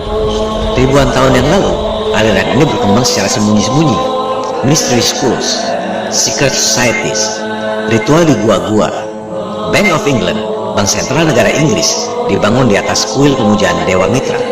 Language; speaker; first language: Indonesian; native; Indonesian